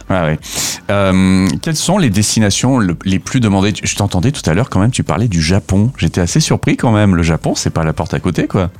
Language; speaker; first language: French; native; French